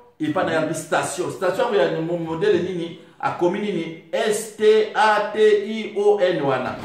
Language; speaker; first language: Lingala; non-native, local second language; Swahili